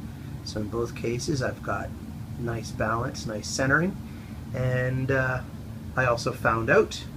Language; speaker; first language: English; native; English